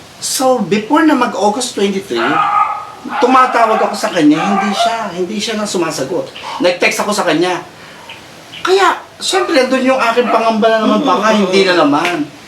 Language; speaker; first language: Filipino; native; Filipino